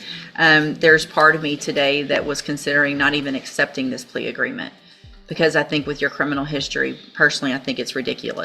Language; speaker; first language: English; native; English